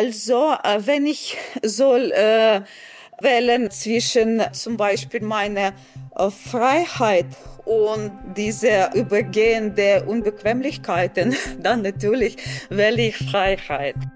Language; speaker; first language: German; non-native, fluent; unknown